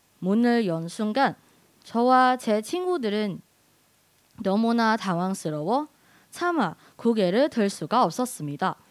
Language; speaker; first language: Korean; non-native, fluent; Cantonese